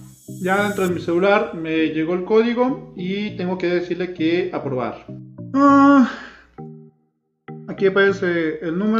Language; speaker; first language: Spanish; native; Spanish